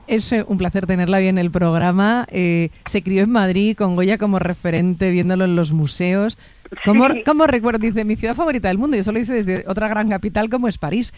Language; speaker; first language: Spanish; native; Spanish